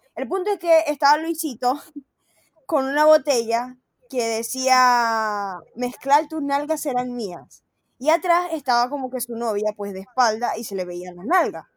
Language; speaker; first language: Spanish; native; Spanish